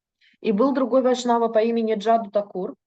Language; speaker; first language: Russian; native; Russian